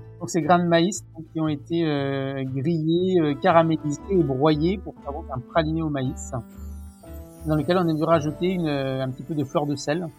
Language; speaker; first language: French; native; French